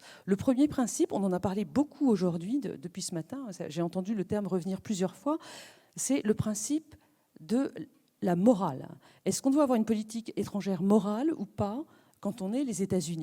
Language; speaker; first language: French; native; French